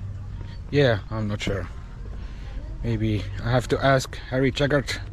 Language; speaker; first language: English; non-native, fluent; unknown